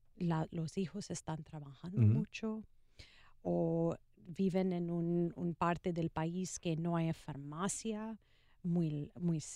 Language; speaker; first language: Spanish; non-native, learner; English